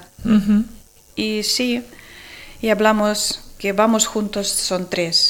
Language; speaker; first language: Spanish; non-native, learner; Ukrainian